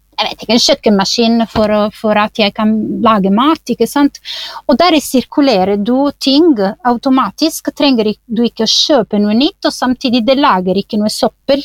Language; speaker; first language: Norwegian; non-native, fluent; Italian